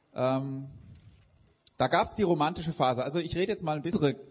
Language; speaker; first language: German; native; German